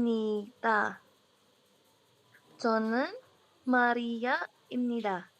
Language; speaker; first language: Korean; non-native, learner; Indonesian